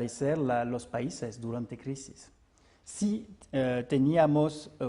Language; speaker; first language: Spanish; non-native, fluent; French